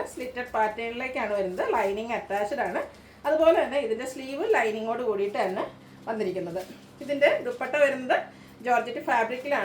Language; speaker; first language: Malayalam; native; Malayalam